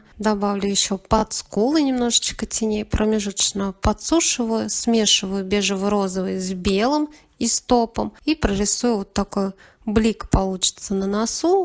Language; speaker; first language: Russian; native; Russian